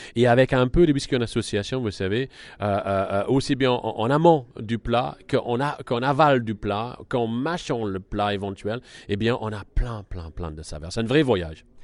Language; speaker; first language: French; non-native, fluent; English